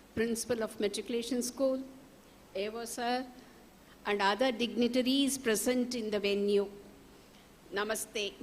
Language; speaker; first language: English; non-native, local second language; Tamil